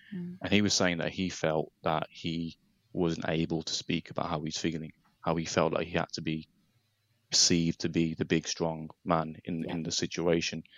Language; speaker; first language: English; native; English